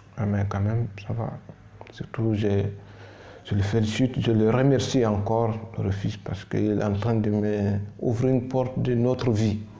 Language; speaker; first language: French; non-native, local second language; Fula